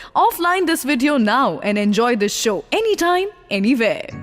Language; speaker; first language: English; non-native, local second language; Hindi